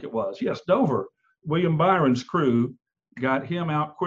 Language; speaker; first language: English; native; English